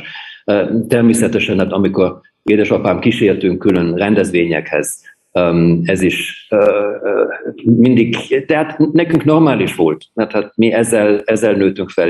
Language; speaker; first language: Hungarian; early bilingual, heritage; German